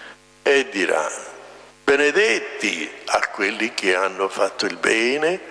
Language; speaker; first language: Italian; native; Italian